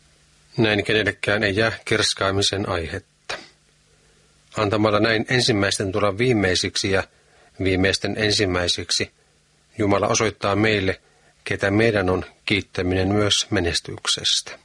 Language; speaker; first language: Finnish; native; Finnish